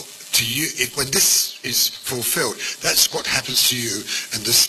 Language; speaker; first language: English; native; English